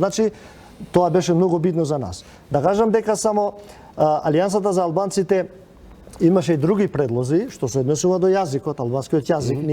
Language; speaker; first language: Macedonian; non-native, local second language; Albanian